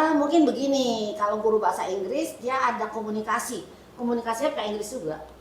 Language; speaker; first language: Indonesian; non-native, local second language; Chinese